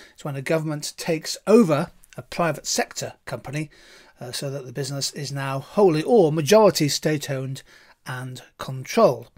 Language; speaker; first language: English; native; English